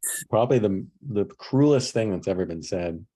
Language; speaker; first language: English; native; English